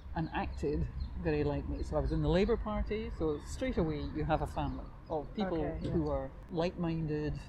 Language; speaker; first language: English; native; English